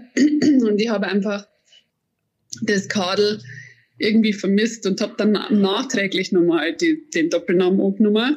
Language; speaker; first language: German; native; German